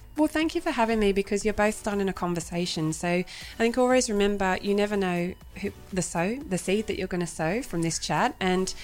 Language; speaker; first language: English; native; English